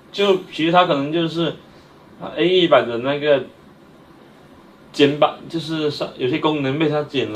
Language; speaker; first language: Chinese; native; Chinese